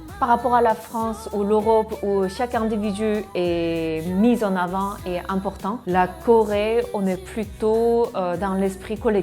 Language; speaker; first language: French; non-native, fluent; Korean